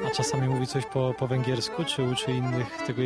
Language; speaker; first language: Polish; native; Polish